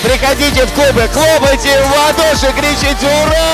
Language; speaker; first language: Russian; native; Russian